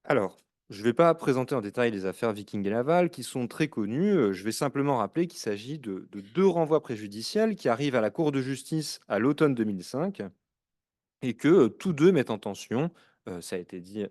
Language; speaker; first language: French; native; French